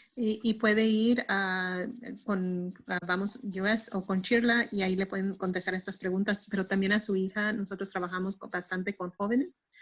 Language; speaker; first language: Spanish; early bilingual, heritage; Spanish